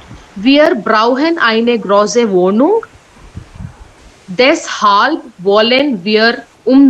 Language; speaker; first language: German; non-native, learner; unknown